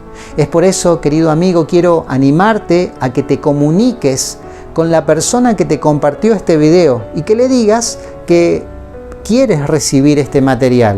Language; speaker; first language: Spanish; native; Spanish